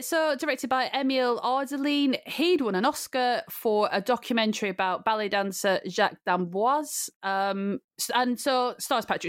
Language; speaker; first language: English; native; English